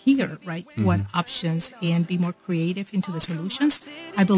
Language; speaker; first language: English; non-native, fluent; Spanish